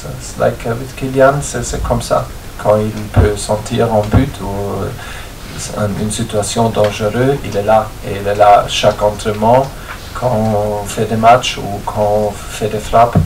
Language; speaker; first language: French; non-native, fluent; German